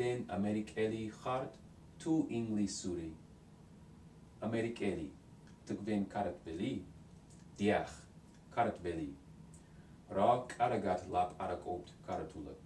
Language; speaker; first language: Georgian; non-native, learner; English